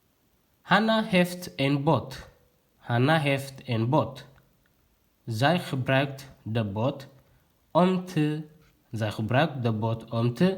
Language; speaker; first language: Dutch; non-native, learner; Tigrinya